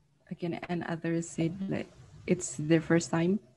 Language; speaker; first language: English; non-native, fluent; Indonesian